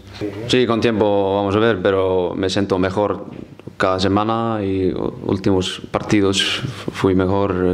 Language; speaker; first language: Spanish; non-native, fluent; Icelandic